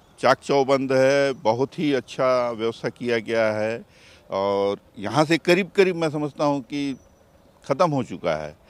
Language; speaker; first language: Hindi; native; Hindi